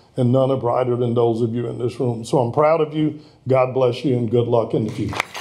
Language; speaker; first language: English; native; English